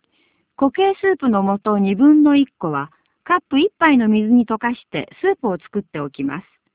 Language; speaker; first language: Japanese; native; Japanese